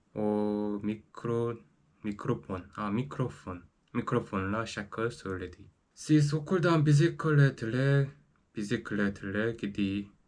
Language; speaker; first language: Turkish; non-native, learner; Korean